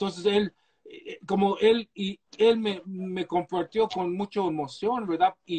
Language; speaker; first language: Spanish; early bilingual, heritage; Spanish